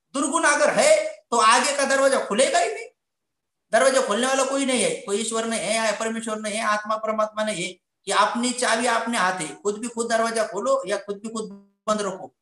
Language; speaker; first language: Hindi; non-native, local second language; Marathi